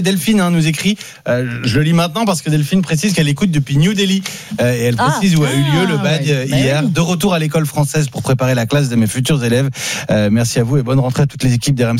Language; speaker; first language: French; native; French